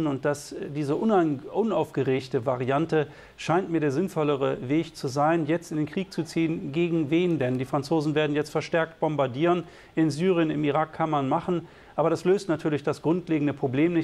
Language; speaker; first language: German; native; German